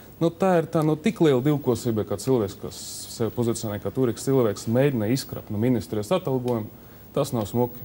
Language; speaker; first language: Latvian; non-native, local second language; Russian